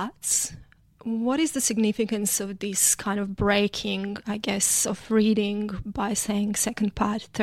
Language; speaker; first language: English; non-native, fluent; Croatian